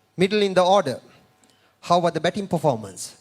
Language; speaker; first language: English; non-native, local second language; Sinhala